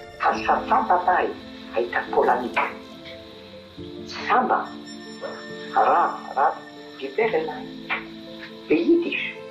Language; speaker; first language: Hebrew; non-native, fluent; Polish